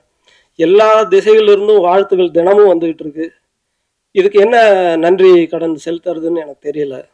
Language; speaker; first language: Tamil; native; Tamil